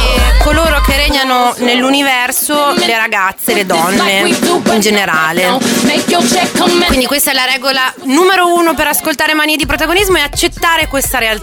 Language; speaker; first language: Italian; native; Italian